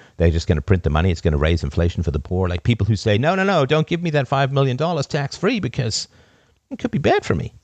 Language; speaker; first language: English; native; English